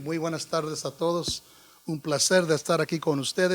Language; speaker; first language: Spanish; early bilingual, heritage; Spanish